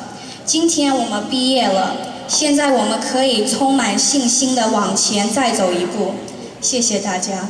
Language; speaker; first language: Chinese; early bilingual, heritage; Chinese